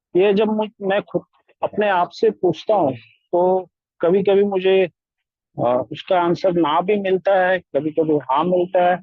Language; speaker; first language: Hindi; non-native, local second language; Marathi